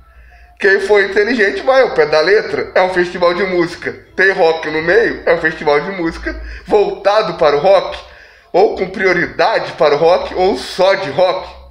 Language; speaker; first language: Portuguese; native; Portuguese